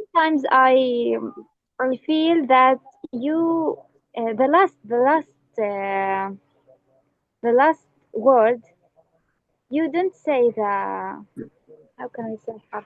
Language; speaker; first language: English; non-native, fluent; Arabic